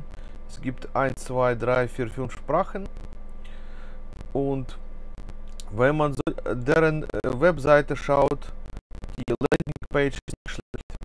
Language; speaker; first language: German; non-native, fluent; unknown